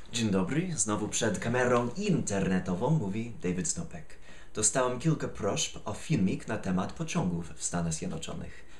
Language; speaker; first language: Polish; non-native, fluent; English